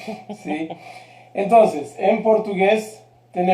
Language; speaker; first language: Spanish; non-native, fluent; Portuguese